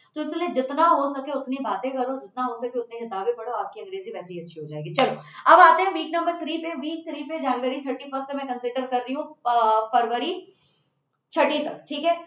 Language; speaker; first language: Hindi; non-native, local second language; Bangla